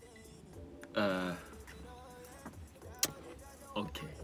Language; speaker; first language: English; non-native, learner; Korean